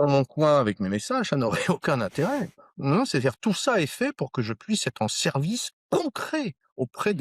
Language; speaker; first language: French; native; French